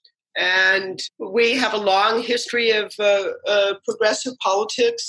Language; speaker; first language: English; native; English